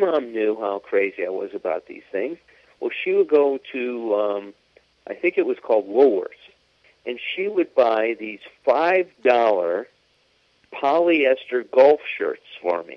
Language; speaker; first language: English; native; English